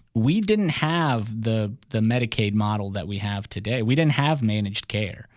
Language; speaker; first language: English; early bilingual, other home language; Russian